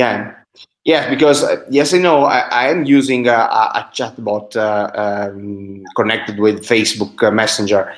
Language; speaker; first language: English; non-native, fluent; Italian